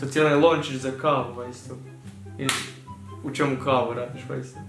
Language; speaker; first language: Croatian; early bilingual, heritage; Croatian